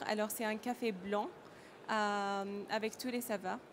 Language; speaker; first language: French; non-native, learner; Arabic